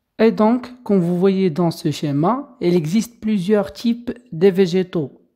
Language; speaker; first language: French; non-native, local second language; Arabic